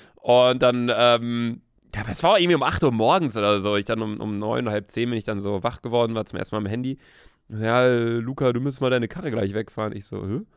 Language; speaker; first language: German; native; German